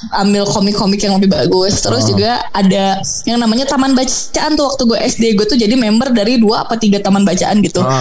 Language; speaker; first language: Indonesian; native; Indonesian